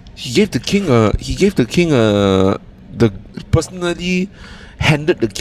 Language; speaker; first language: English; non-native, local second language; Cantonese